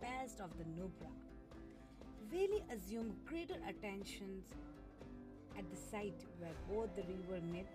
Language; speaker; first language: English; non-native, local second language; Ladakhi